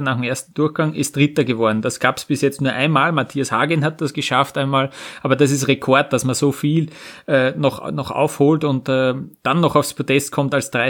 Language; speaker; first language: German; native; German